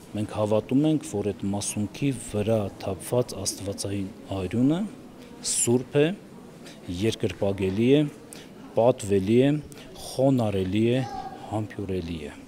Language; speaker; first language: Armenian; native; Armenian